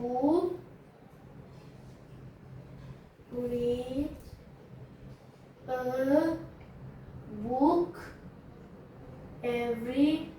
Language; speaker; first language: English; non-native, learner; Indonesian